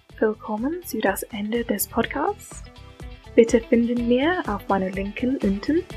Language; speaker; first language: German; non-native, learner; English